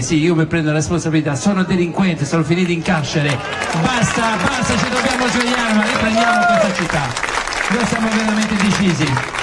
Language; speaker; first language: Italian; non-native, fluent; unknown